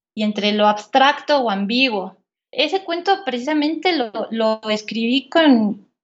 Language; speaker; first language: Spanish; native; Spanish